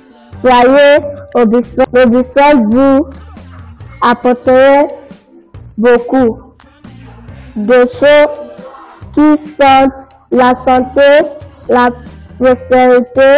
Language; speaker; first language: French; non-native, learner; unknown